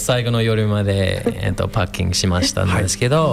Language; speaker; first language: Japanese; non-native, fluent; English